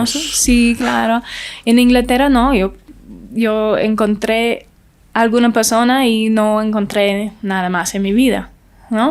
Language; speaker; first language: Spanish; non-native, learner; English